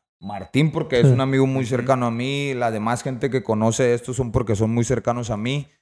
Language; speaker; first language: Spanish; native; Spanish